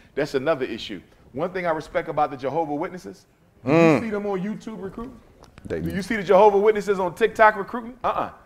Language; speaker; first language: English; native; English